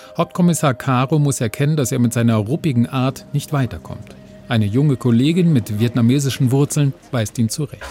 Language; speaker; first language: German; native; German